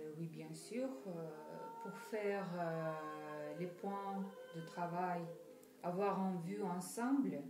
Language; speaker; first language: French; non-native, fluent; Russian